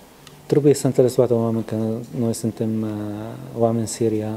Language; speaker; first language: Romanian; non-native, learner; Arabic